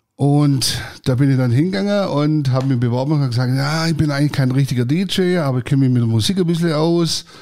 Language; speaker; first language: German; early bilingual, other home language; Croatian